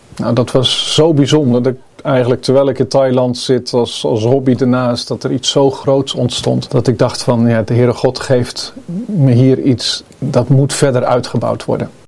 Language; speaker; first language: Dutch; native; Dutch